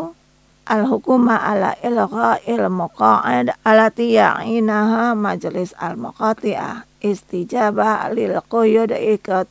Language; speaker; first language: Arabic; non-native, fluent; Indonesian